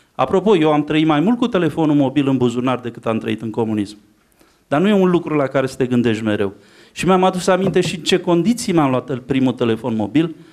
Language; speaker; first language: Romanian; native; Romanian